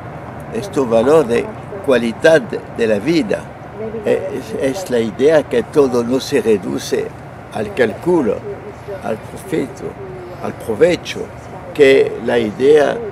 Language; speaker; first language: Spanish; non-native, fluent; French